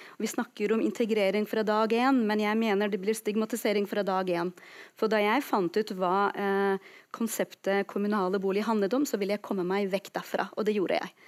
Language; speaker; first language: Norwegian; non-native, fluent; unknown